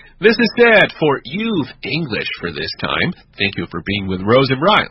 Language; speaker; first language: English; non-native, fluent; Chinese